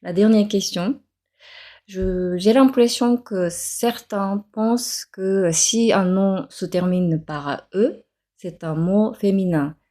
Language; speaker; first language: French; non-native, fluent; Japanese